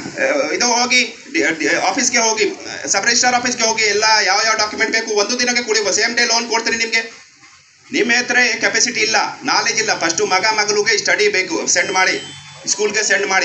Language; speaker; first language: Kannada; non-native, learner; Hindi